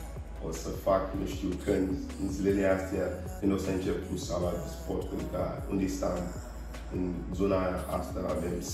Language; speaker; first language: Romanian; non-native, learner; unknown